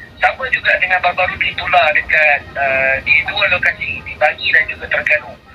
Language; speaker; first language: Malay; native; Malay